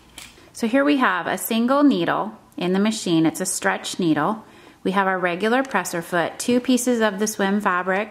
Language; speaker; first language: English; native; English